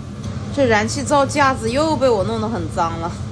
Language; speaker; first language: Chinese; native; Chinese